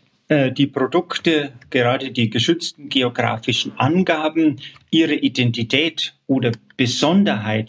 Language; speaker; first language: German; native; German